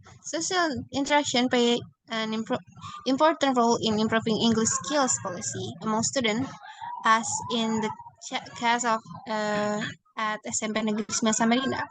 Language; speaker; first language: English; non-native, learner; Indonesian